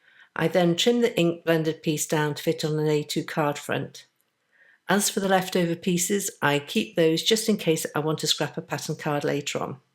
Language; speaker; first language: English; native; English